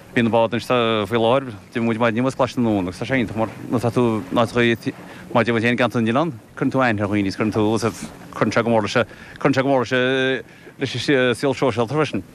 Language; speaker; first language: Irish; native; Irish